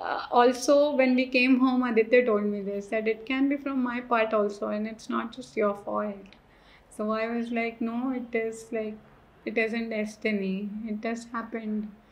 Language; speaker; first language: English; non-native, local second language; Hindi